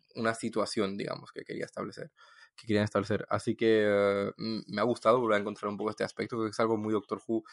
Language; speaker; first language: Spanish; non-native, fluent; French